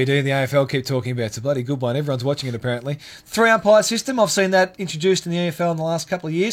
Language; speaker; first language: English; native; English